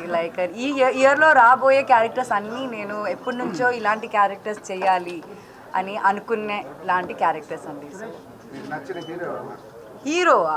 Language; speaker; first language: Telugu; non-native, local second language; Malayalam